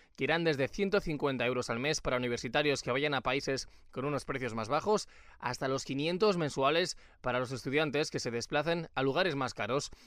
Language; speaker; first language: Spanish; native; Spanish